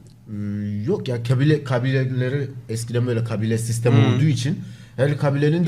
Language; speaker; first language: Turkish; non-native, fluent; Akan